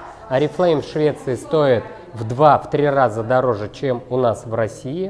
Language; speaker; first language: Russian; native; Russian